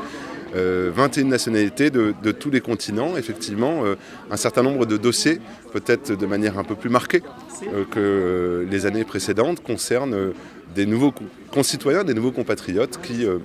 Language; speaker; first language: French; native; French